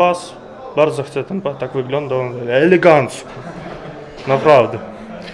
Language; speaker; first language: Polish; non-native, learner; Ukrainian